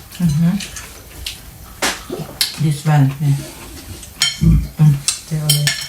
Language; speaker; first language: English; non-native, learner; Thai